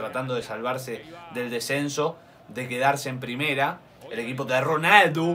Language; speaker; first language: Spanish; native; Spanish